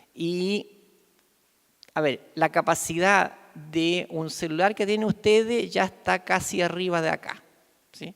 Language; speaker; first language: Spanish; native; Spanish